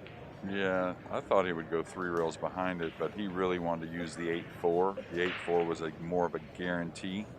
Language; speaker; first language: English; native; English